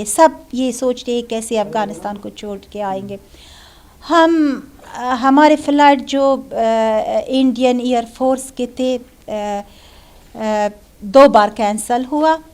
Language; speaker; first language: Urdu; non-native, fluent; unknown